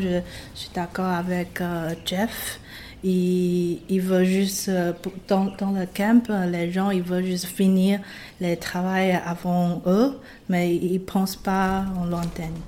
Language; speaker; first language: French; non-native, fluent; Chinese